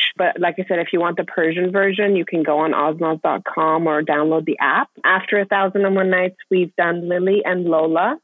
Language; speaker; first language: English; non-native, fluent; Persian